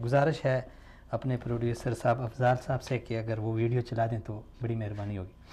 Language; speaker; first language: Urdu; native; Urdu